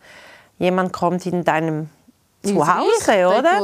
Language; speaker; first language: German; non-native, local second language; Italian